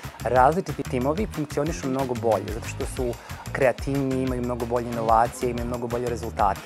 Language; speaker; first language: Bosnian; native; Bosnian